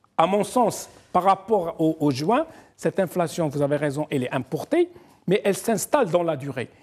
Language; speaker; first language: French; non-native, local second language; Arabic